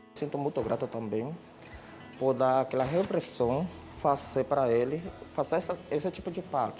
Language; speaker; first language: Portuguese; non-native, fluent; Spanish